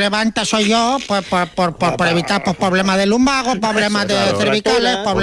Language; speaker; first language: Spanish; native; Spanish